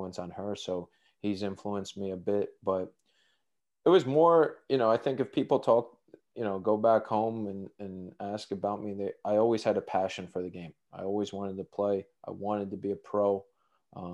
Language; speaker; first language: English; native; English